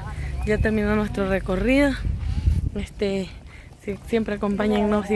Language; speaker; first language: Spanish; native; Spanish